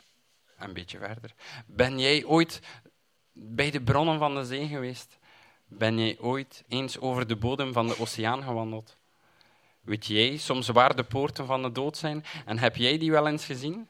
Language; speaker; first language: Dutch; native; Dutch